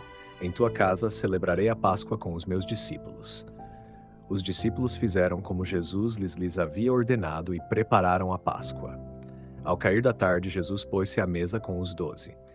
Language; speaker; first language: Portuguese; native; Portuguese